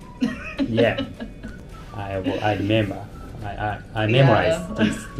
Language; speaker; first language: English; non-native, learner; Japanese